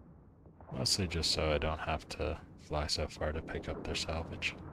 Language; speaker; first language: English; native; English